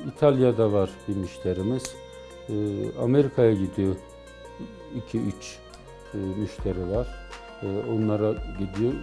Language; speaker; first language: Turkish; native; Turkish